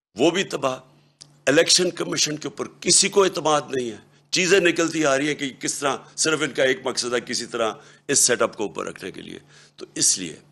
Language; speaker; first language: Urdu; native; Urdu